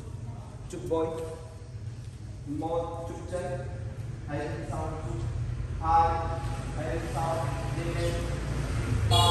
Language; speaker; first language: Vietnamese; non-native, learner; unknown